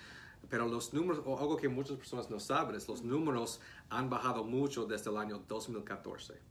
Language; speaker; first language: Spanish; non-native, fluent; English